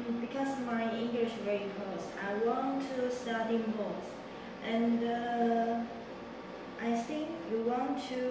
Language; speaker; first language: English; non-native, learner; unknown